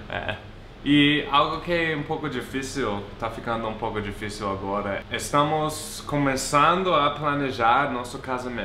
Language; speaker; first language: Portuguese; non-native, fluent; English